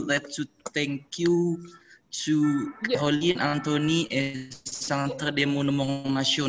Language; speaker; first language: English; non-native, learner; Indonesian